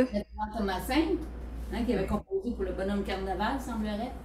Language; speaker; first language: French; native; French